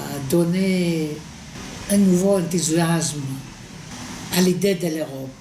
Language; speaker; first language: French; non-native, fluent; Greek